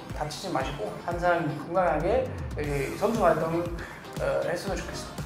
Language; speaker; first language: Korean; non-native, fluent; German